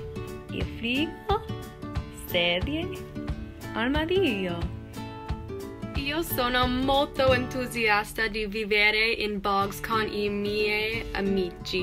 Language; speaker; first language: Italian; non-native, learner; English